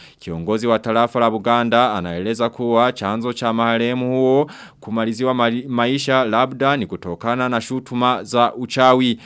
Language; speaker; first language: Swahili; non-native, local second language; Rundi